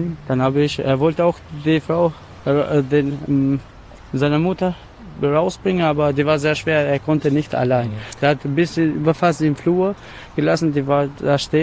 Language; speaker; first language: German; non-native, learner; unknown